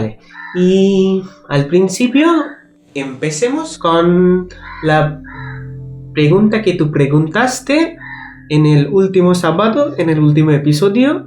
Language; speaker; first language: Spanish; non-native, learner; Bangla